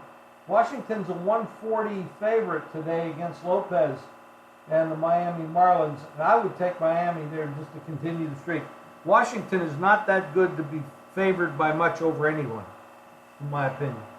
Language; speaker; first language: English; native; English